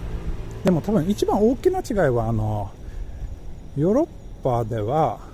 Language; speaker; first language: Japanese; non-native, learner; Swedish